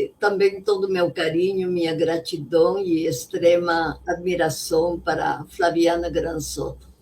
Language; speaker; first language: Portuguese; non-native, fluent; Spanish